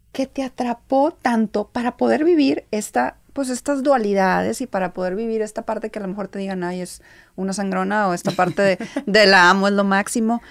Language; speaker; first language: Spanish; native; Spanish